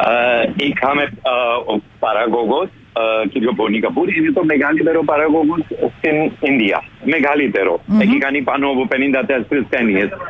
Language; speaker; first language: Greek; non-native, fluent; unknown